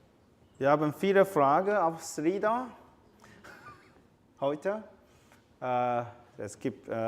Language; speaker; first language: German; non-native, fluent; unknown